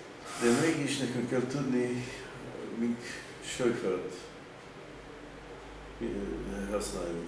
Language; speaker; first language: Hungarian; early bilingual, heritage; Hungarian